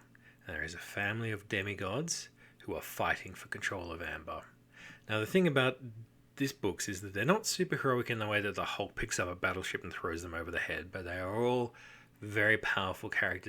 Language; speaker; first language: English; native; English